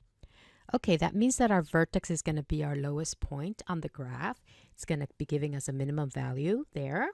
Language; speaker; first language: English; native; English